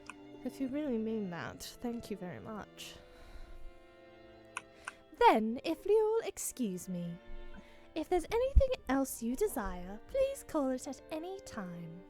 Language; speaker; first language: English; native; English